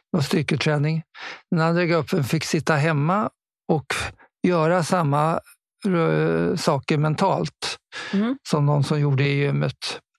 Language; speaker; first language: Swedish; native; Swedish